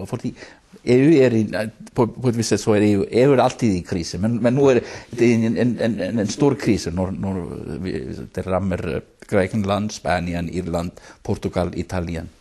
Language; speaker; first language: Danish; non-native, fluent; Icelandic